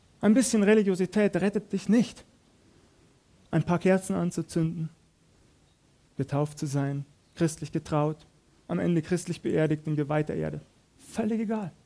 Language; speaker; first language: German; native; German